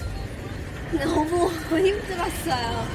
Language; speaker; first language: Korean; non-native, learner; Vietnamese